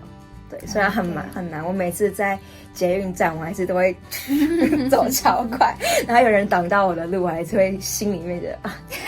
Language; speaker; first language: Chinese; native; Chinese